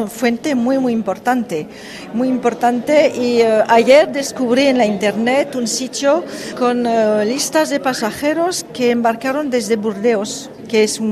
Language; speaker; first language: Spanish; early bilingual, heritage; French